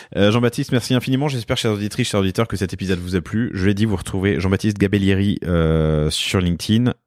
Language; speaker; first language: French; native; French